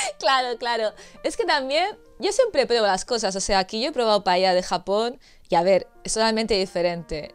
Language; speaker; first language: Spanish; native; Spanish